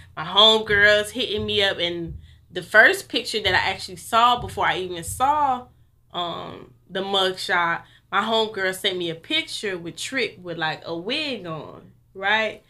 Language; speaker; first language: English; native; English